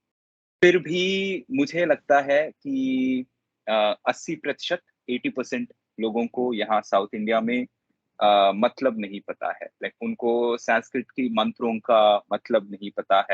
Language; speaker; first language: Hindi; non-native, local second language; Telugu